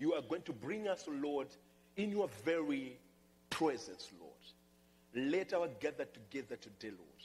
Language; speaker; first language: English; non-native, local second language; Nyanja